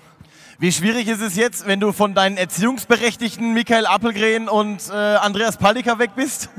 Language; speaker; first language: German; native; German